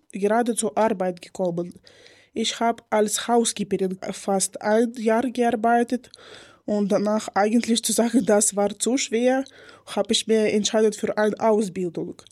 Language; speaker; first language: German; non-native, learner; Ukrainian